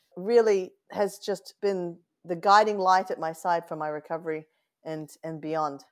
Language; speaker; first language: English; native; English